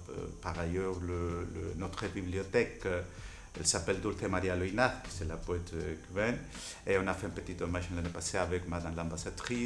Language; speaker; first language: French; non-native, fluent; Spanish